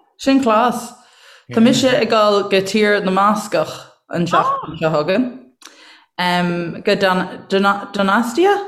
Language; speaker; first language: Irish; native; Irish